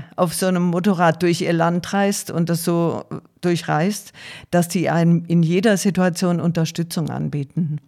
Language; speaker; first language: German; native; German